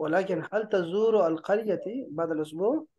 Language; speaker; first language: Arabic; non-native, fluent; Urdu